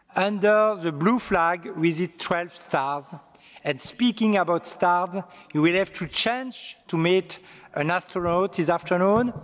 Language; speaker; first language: English; non-native, learner; French